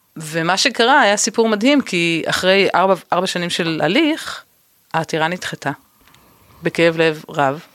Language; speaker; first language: Hebrew; native; Hebrew